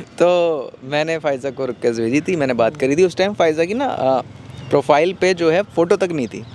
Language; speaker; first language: Hindi; native; Hindi